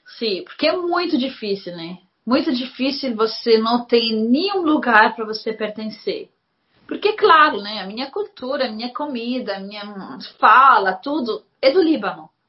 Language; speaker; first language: Portuguese; non-native, fluent; Arabic